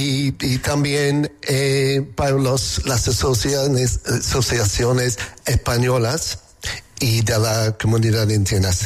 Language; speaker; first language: Spanish; non-native, learner; English